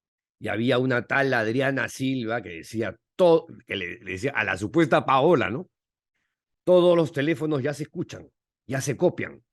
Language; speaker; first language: Spanish; native; Spanish